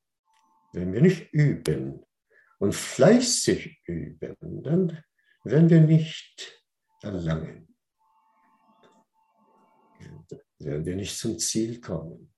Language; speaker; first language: German; non-native, fluent; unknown